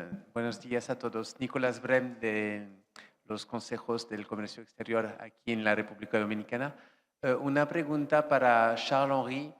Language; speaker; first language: Spanish; non-native, fluent; French